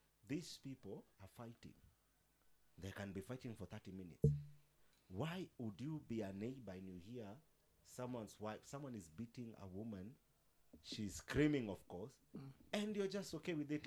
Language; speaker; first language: English; non-native, local second language; Swahili